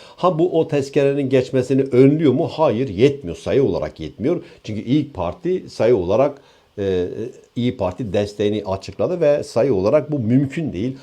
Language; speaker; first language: Turkish; native; Turkish